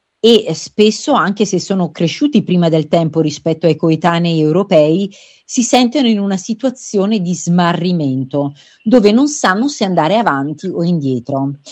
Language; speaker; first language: Italian; native; Italian